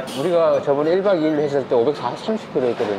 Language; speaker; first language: Korean; native; Korean